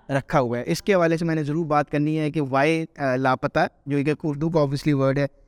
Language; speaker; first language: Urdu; native; Urdu